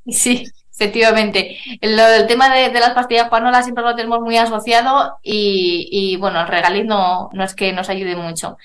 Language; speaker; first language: Spanish; native; Spanish